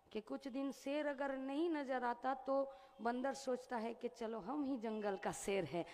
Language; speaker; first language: Hindi; non-native, local second language; Bangla